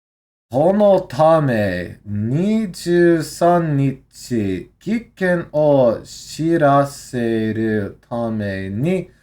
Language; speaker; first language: Japanese; non-native, learner; English